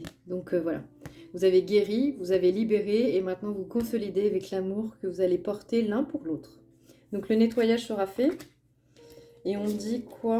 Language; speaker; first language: French; native; French